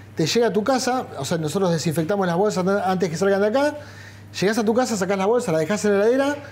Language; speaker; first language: Spanish; native; Spanish